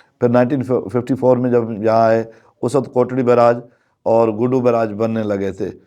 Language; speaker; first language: Urdu; non-native, local second language; Sindhi